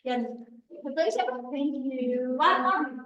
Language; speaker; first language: English; non-native, learner; Indonesian